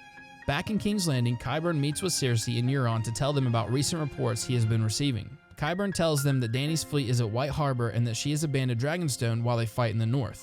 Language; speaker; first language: English; native; English